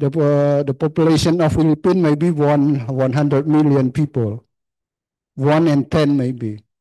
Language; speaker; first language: English; non-native, learner; Khmer